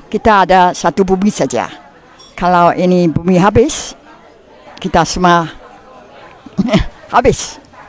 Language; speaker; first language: Indonesian; non-native, learner; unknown